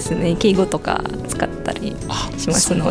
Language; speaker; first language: Japanese; non-native, fluent; Indonesian